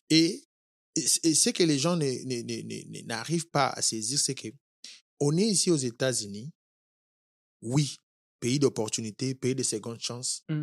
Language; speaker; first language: French; non-native, local second language; Lingala